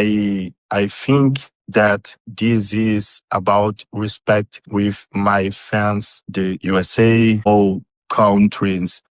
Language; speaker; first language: English; non-native, learner; Portuguese